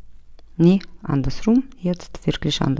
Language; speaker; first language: German; non-native, learner; Russian